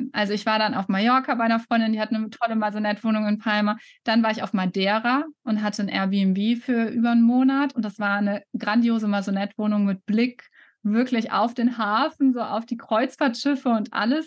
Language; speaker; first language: German; native; German